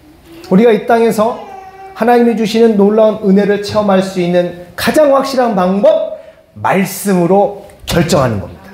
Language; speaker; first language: Korean; native; Korean